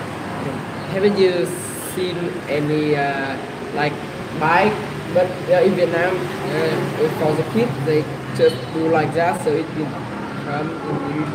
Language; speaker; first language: English; non-native, learner; Vietnamese